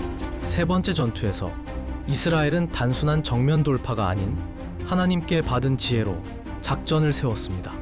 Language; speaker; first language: Korean; native; Korean